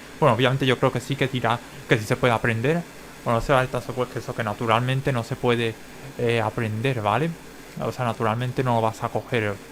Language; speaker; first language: Spanish; native; Spanish